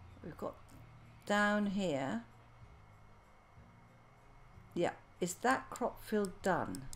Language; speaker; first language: English; native; English